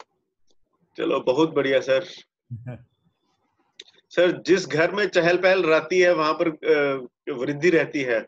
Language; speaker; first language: Hindi; native; Hindi